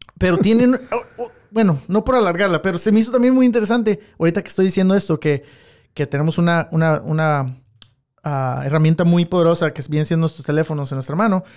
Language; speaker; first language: Spanish; early bilingual, heritage; Spanish